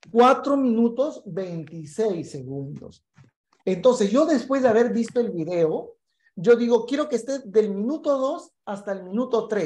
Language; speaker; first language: Spanish; native; Spanish